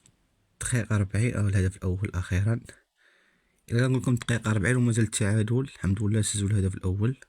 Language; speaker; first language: Arabic; native; Arabic